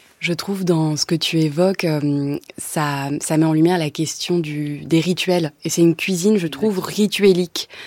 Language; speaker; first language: French; native; French